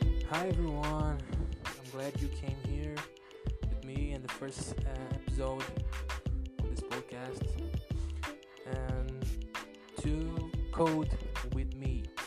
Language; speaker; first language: English; non-native, learner; Portuguese